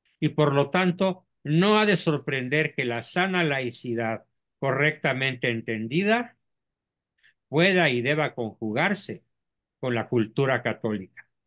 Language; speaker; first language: Spanish; native; Spanish